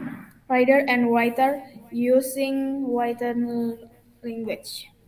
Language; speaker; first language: English; non-native, learner; Indonesian